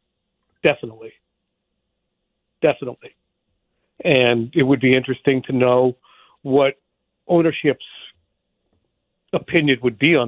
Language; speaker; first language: English; native; English